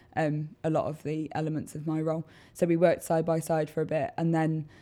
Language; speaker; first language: English; native; English